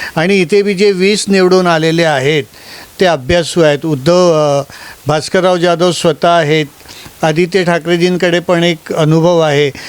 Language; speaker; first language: Marathi; non-native, local second language; Gujarati